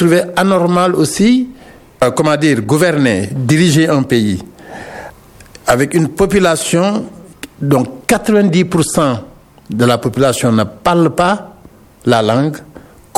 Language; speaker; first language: French; non-native, local second language; Wolof